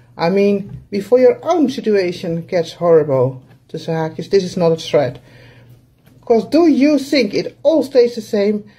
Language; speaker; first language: English; non-native, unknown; Dutch